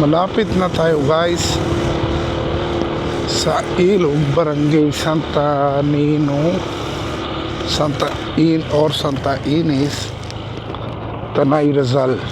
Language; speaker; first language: Filipino; non-native, learner; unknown